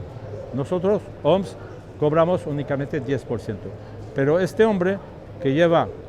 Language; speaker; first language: Spanish; non-native, learner; French